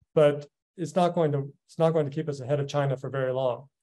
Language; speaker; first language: English; native; English